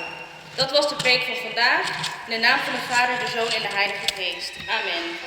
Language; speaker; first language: Dutch; early bilingual, other home language; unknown